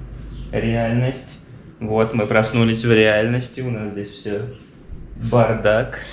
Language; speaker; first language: Russian; native; Russian